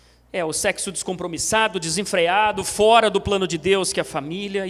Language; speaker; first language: Portuguese; native; Portuguese